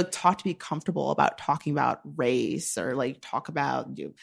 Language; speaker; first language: English; native; English